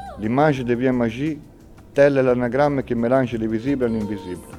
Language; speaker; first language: French; non-native, fluent; Italian